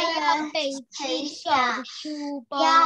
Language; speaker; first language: Chinese; early bilingual, heritage; Chinese